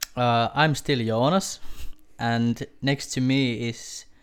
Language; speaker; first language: English; non-native, learner; Finnish